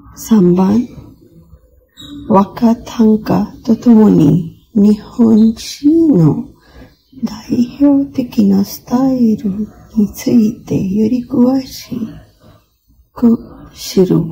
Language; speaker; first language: Japanese; non-native, fluent; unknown